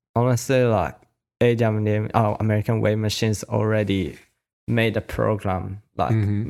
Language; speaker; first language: English; non-native, learner; Japanese